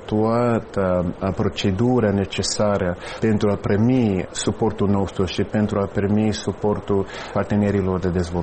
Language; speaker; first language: Romanian; non-native, fluent; English